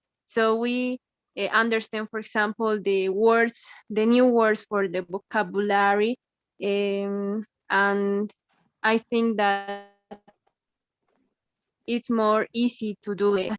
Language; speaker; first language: English; non-native, learner; Spanish